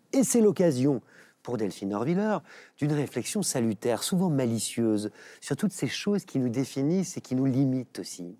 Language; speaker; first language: French; native; French